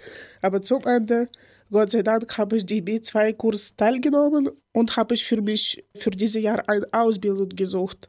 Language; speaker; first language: German; non-native, learner; Ukrainian